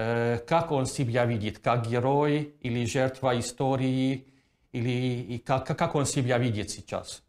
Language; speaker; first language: Russian; non-native, fluent; Hungarian